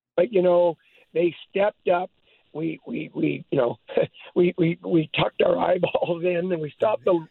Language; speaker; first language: English; native; English